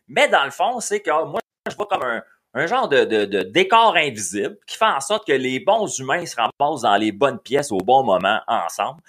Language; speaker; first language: French; native; French